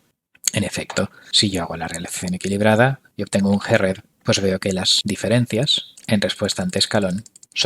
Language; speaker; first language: Spanish; native; Spanish